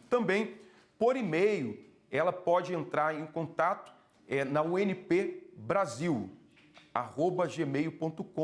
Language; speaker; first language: Portuguese; native; Portuguese